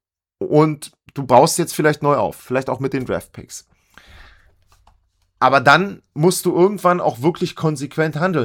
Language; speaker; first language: German; native; German